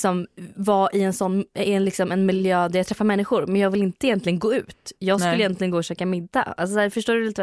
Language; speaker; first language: Swedish; native; Swedish